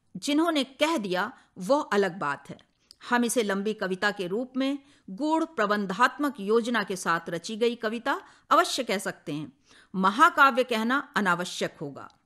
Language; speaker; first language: Hindi; native; Hindi